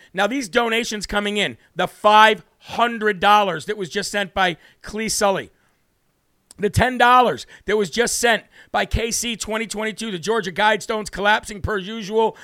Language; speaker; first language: English; native; English